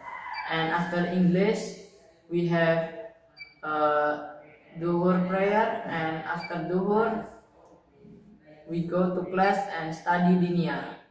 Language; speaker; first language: English; non-native, learner; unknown